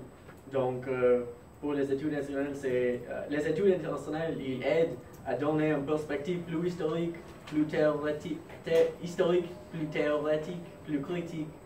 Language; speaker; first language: French; non-native, fluent; English